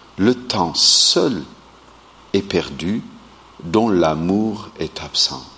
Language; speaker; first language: French; non-native, fluent; Amharic